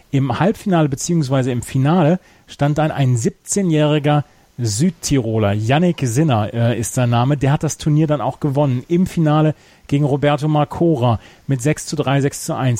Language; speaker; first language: German; native; German